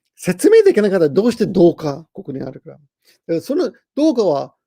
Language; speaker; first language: Japanese; non-native, fluent; English